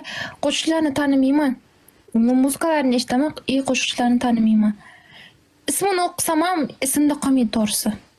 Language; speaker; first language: Kazakh; non-native, learner; Uzbek